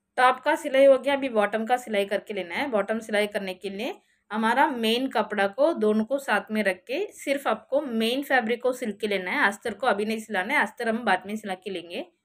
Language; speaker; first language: Hindi; non-native, local second language; Marathi